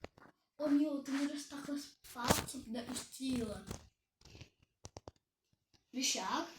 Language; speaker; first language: Czech; non-native, learner; Ukrainian